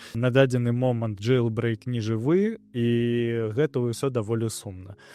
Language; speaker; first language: Belarusian; non-native, local second language; Russian